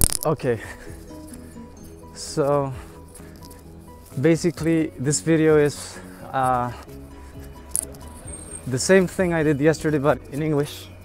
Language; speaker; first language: English; non-native, fluent; Spanish